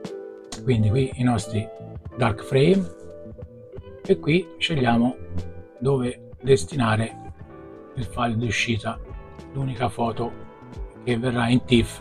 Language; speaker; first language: Italian; native; Italian